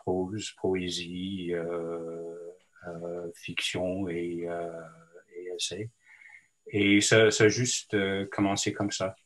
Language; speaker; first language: French; non-native, local second language; English